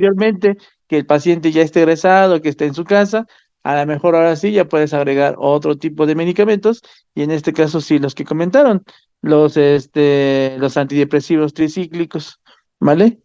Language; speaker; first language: Spanish; native; Spanish